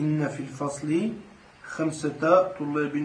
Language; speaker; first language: Arabic; non-native, learner; French